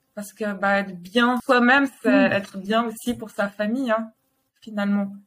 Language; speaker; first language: French; native; French